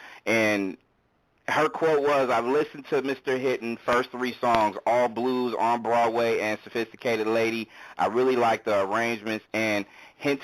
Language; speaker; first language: English; native; English